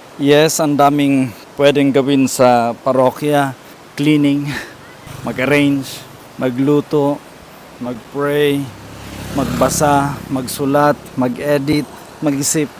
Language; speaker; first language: Filipino; non-native, local second language; Kinaray-a